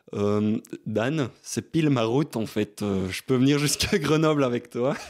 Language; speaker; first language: French; native; French